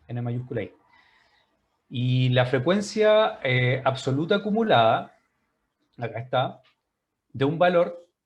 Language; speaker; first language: Spanish; native; Spanish